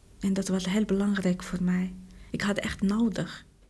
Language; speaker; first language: Dutch; non-native, learner; Arabic